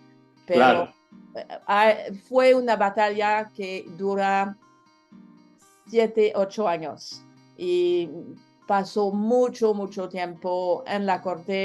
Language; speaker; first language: Spanish; non-native, learner; French